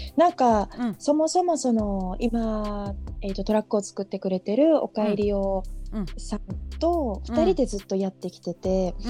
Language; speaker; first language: Japanese; native; Japanese